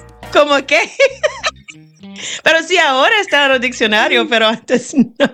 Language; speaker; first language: Spanish; non-native, fluent; English